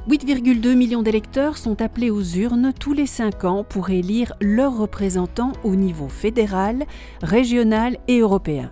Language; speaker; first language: French; native; French